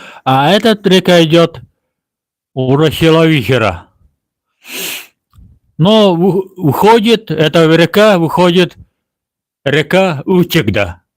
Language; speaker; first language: Russian; non-native, local second language; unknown